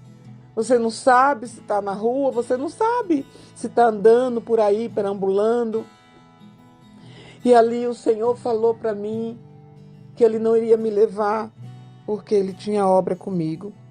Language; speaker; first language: Portuguese; native; Portuguese